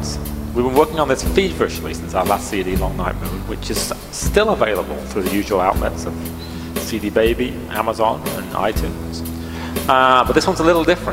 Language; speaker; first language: English; native; English